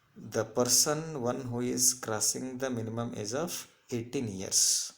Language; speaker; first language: English; non-native, local second language; Kannada